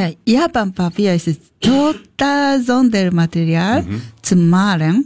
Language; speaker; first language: German; non-native, learner; Japanese